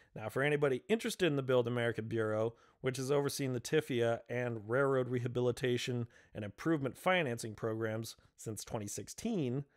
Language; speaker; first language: English; native; English